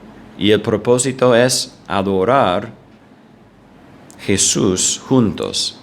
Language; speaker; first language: Spanish; non-native, fluent; English